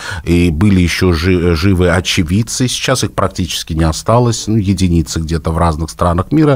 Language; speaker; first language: Russian; native; Russian